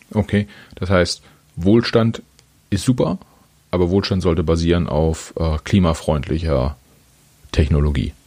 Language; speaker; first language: German; native; German